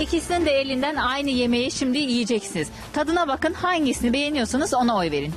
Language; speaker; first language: Turkish; non-native, fluent; Azerbaijani